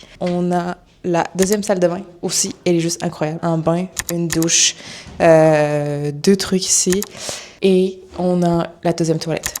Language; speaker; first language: French; early bilingual, other home language; Arabic